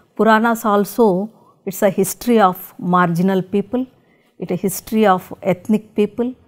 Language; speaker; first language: English; non-native, local second language; Telugu